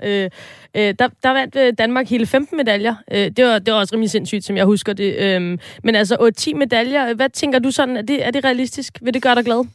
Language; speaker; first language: Danish; native; Danish